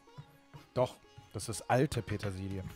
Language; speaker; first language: German; native; German